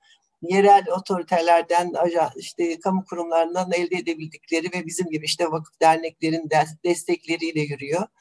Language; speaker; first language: Turkish; native; Turkish